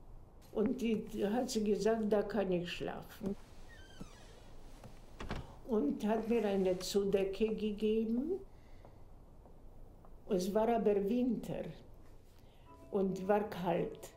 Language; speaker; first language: German; non-native, fluent; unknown